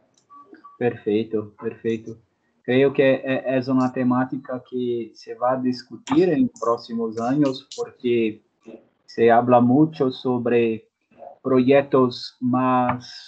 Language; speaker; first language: Spanish; non-native, fluent; Portuguese